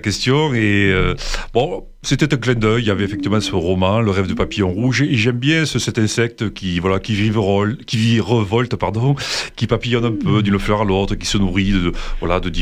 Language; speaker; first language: French; native; French